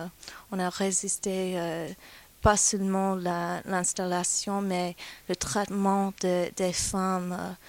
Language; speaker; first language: French; non-native, fluent; English